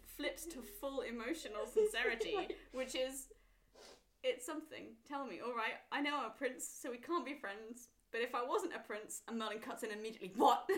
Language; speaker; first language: English; native; English